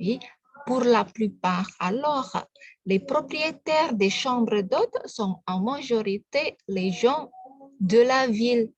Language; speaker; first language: French; non-native, fluent; Indonesian